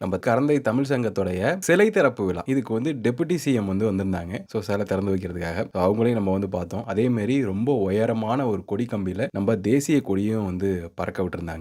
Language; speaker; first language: Tamil; native; Tamil